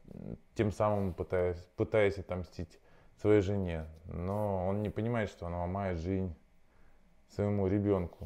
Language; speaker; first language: Russian; native; Russian